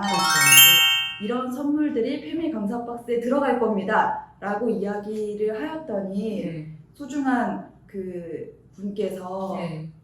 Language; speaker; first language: Korean; native; Korean